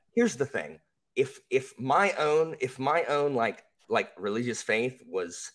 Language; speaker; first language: English; native; English